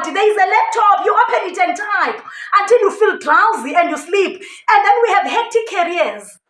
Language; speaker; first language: English; non-native, local second language; Xhosa